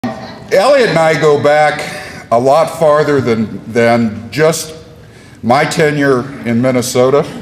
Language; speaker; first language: English; native; English